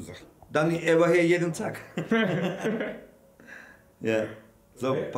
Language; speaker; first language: German; non-native, learner; Turkish